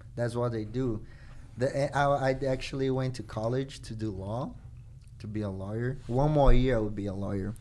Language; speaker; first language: English; non-native, fluent; Portuguese